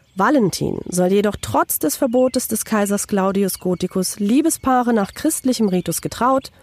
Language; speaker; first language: German; non-native, fluent; Hungarian